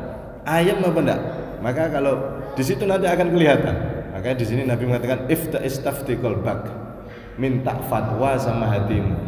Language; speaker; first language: Indonesian; non-native, local second language; Javanese